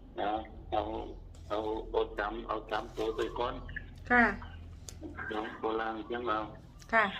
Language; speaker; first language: Thai; non-native, local second language; Northeastern Thai